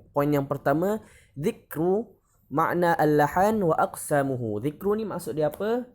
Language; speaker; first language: Malay; native; Malay